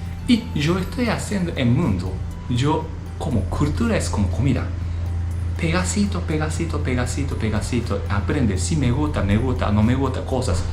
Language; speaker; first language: Spanish; non-native, learner; Japanese